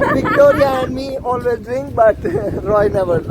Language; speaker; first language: English; non-native, fluent; Hindi